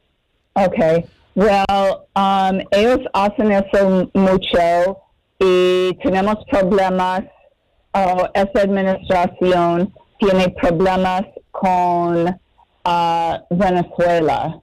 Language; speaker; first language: Spanish; non-native, fluent; English